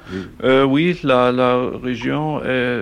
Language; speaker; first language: French; non-native, learner; German